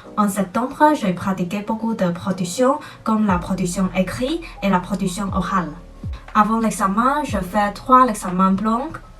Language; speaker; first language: French; non-native, fluent; Chinese